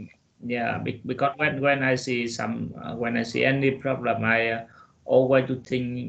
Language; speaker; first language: English; non-native, learner; Vietnamese